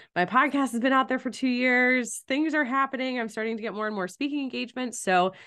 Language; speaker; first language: English; native; English